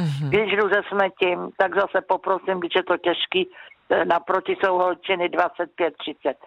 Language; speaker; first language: Czech; native; Czech